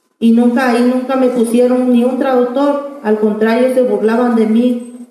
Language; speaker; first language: Spanish; non-native, local second language; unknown